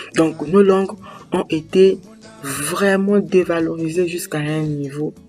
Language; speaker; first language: French; native; French